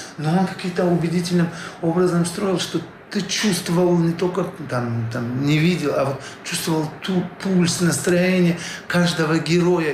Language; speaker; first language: Russian; non-native, local second language; Tajik